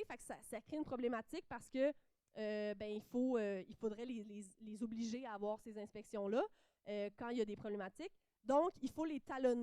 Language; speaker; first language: French; native; French